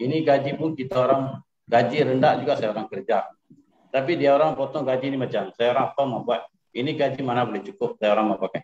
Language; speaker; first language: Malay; non-native, local second language; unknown